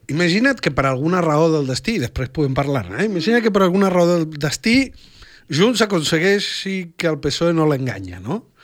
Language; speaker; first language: Catalan; native; Catalan